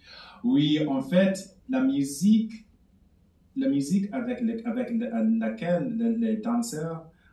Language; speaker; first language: French; non-native, fluent; English